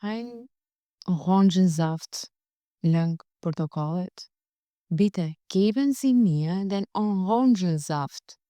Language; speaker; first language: German; non-native, fluent; Albanian